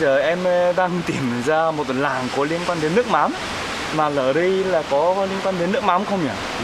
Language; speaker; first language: Vietnamese; non-native, fluent; Korean